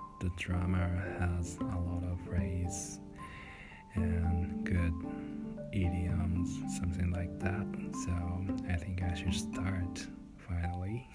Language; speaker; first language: English; non-native, fluent; Japanese